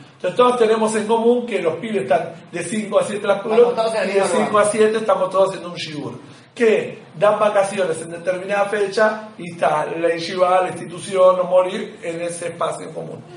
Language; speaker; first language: Spanish; native; Spanish